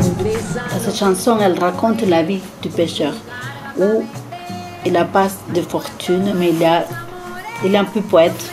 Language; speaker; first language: French; non-native, fluent; Spanish